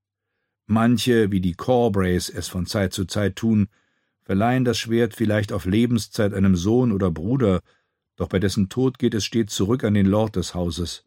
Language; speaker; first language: German; native; German